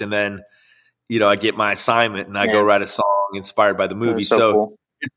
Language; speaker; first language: English; native; English